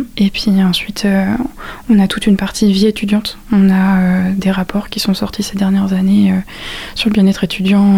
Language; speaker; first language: French; native; French